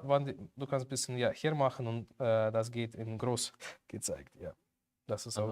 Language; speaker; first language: German; non-native, learner; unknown